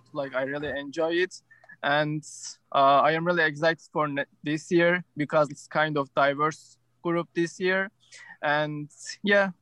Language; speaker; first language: English; non-native, learner; Turkish